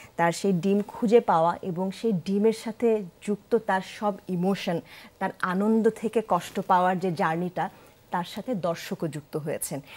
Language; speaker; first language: Bangla; native; Bangla